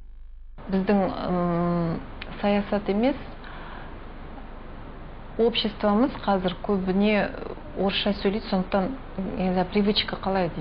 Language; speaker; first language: Kazakh; non-native, local second language; Russian